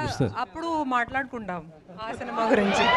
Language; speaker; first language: Telugu; non-native, fluent; Hindi